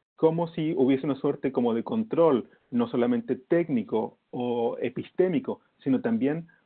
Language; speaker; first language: Spanish; native; Spanish